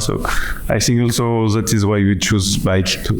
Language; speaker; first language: English; non-native, fluent; French